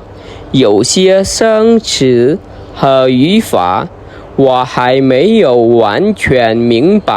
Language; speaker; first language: Chinese; non-native, fluent; Khmer